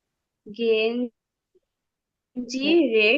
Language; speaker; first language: German; non-native, learner; Bangla